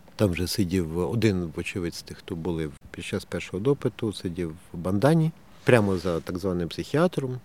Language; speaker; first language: Ukrainian; native; Ukrainian